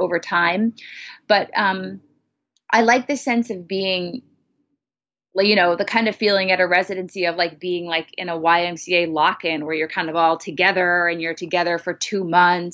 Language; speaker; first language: English; native; English